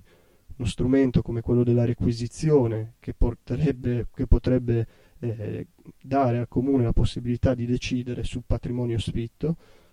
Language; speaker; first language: Italian; native; Italian